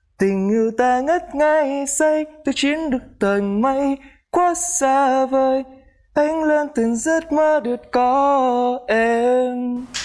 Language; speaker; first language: Vietnamese; native; Vietnamese